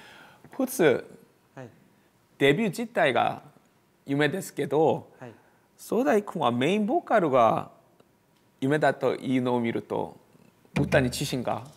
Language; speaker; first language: Japanese; non-native, learner; Korean